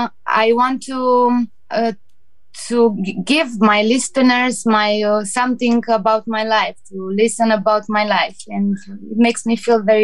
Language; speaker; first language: English; non-native, learner; Romanian